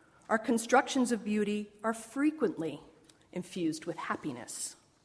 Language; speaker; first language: English; native; English